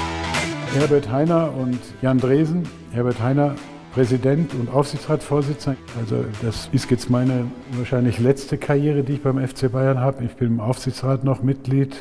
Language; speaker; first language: German; native; German